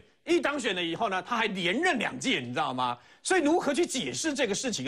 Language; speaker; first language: Chinese; native; Chinese